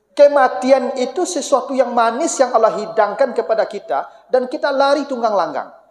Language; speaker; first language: Malay; non-native, local second language; Minangkabau